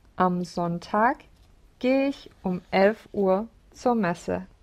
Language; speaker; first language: German; non-native, learner; English